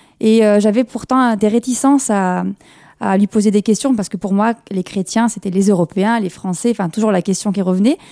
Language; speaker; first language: French; early bilingual, other home language; Kabyle